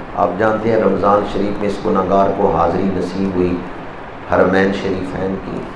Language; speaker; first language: Urdu; non-native, local second language; Punjabi